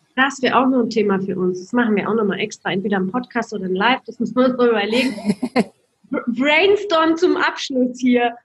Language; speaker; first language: German; non-native, fluent; Polish